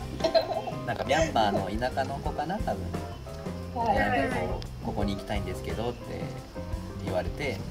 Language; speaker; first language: Japanese; native; Japanese